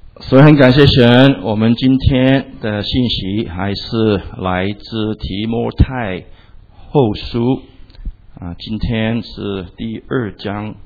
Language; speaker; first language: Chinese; non-native, local second language; Cantonese